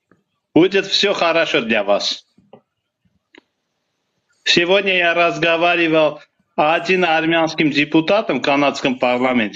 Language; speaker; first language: Russian; non-native, fluent; Armenian